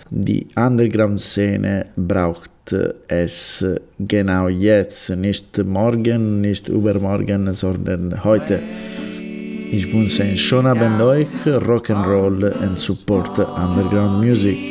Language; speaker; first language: German; non-native, learner; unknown